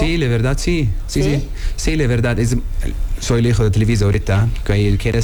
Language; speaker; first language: Spanish; non-native, learner; Arabic